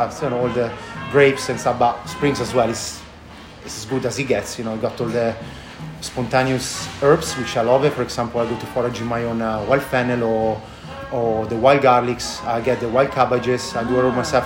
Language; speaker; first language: English; non-native, fluent; Italian